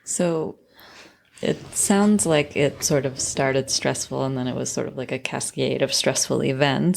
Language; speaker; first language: English; native; English